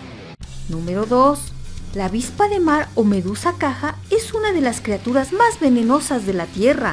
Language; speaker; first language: Spanish; native; Spanish